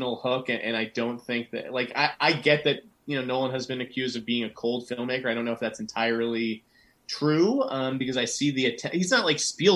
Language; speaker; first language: English; native; English